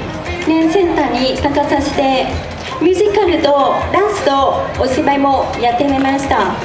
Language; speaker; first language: Japanese; non-native, learner; Vietnamese